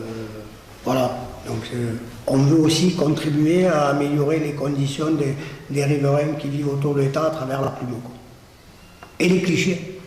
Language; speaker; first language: French; native; French